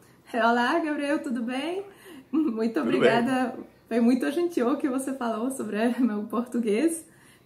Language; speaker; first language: Portuguese; non-native, fluent; Polish